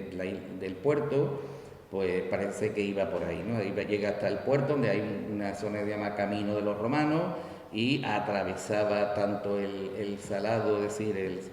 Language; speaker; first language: Spanish; native; Spanish